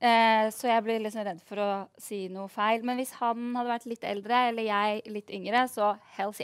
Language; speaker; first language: Norwegian; native; Norwegian